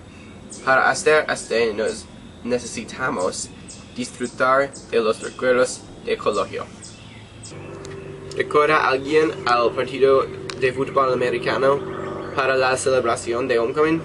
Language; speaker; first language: Spanish; non-native, learner; English